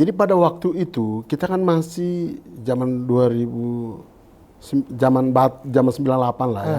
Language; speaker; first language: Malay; non-native, local second language; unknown